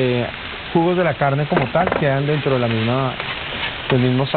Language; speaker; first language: Spanish; native; Spanish